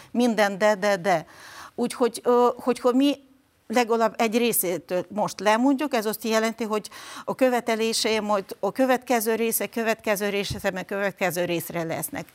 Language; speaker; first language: Hungarian; non-native, fluent; Ukrainian